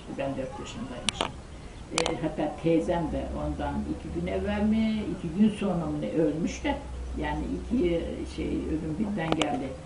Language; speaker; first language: Turkish; native; Turkish